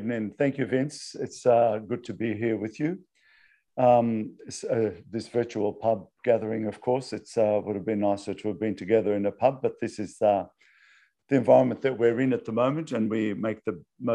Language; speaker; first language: English; native; English